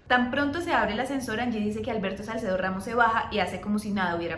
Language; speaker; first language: Spanish; native; Spanish